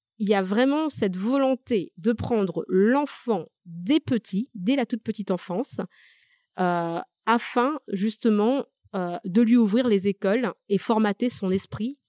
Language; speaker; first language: French; early bilingual, other home language; Malagasy